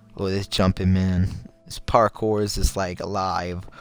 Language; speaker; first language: English; native; English